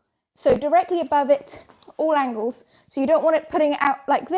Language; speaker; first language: English; native; English